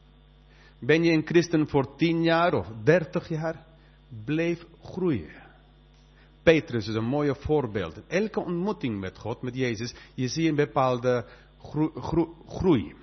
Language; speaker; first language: Dutch; non-native, fluent; English